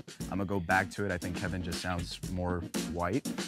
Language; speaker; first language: English; early bilingual, other home language; Korean